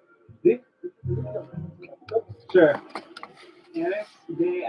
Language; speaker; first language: Spanish; non-native, learner; English